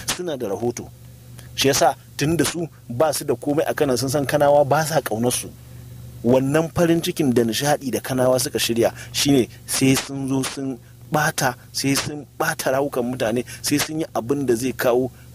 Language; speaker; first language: Hausa; native; Hausa